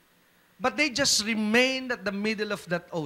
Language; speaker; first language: English; non-native, local second language; Filipino